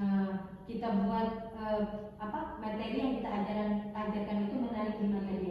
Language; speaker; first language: Indonesian; native; Indonesian